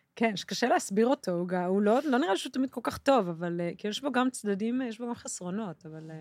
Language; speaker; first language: Hebrew; early bilingual, other home language; English